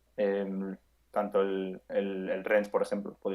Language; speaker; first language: Spanish; native; Spanish